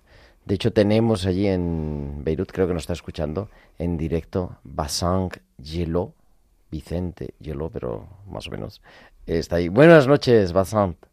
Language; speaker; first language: Spanish; native; Spanish